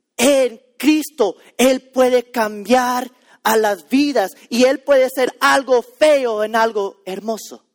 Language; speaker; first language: Spanish; early bilingual, heritage; Spanish